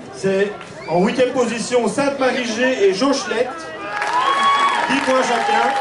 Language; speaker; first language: French; native; French